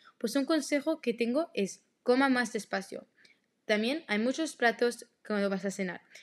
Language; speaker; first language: Spanish; non-native, learner; French